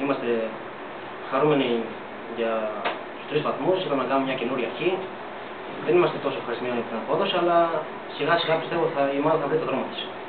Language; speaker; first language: Greek; non-native, fluent; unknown